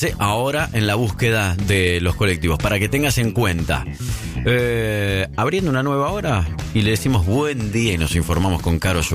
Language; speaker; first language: Spanish; native; Spanish